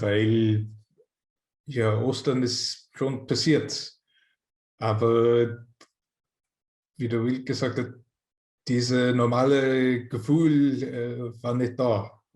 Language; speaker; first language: German; non-native, fluent; English